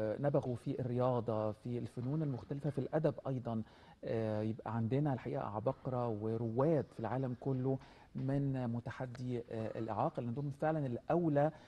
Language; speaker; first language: Arabic; native; Arabic